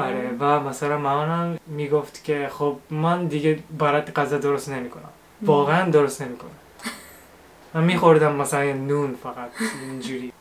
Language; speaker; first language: Persian; non-native, fluent; Japanese